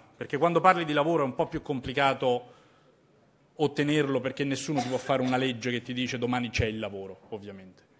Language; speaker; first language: Italian; native; Italian